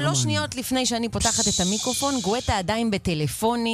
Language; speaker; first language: Hebrew; native; Hebrew